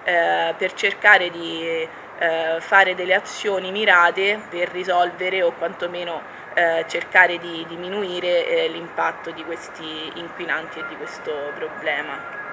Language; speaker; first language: Italian; native; Italian